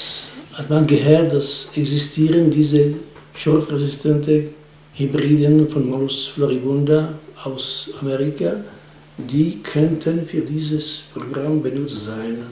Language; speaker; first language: German; non-native, fluent; Czech